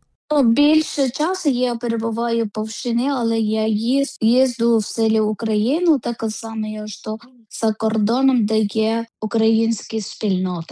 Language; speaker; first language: Ukrainian; non-native, learner; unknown